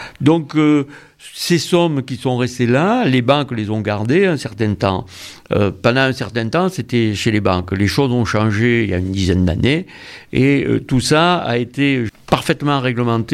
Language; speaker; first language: French; native; French